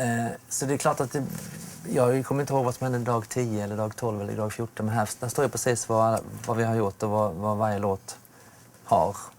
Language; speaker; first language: Swedish; native; Swedish